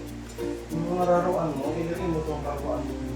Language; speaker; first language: Filipino; native; Filipino